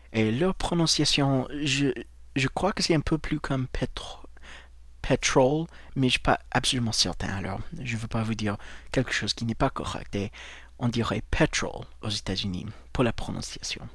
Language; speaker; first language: French; non-native, fluent; English